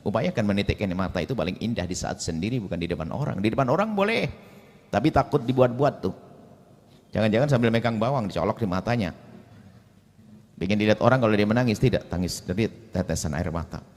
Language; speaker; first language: Indonesian; native; Indonesian